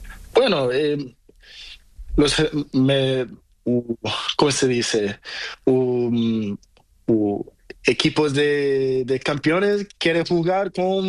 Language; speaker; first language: Spanish; non-native, learner; Portuguese